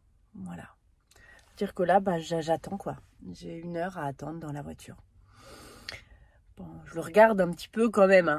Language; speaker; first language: French; native; French